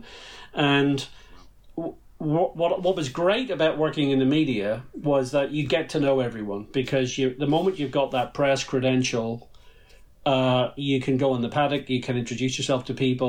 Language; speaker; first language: English; native; English